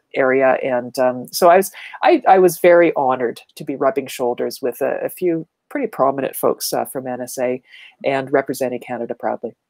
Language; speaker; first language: English; native; English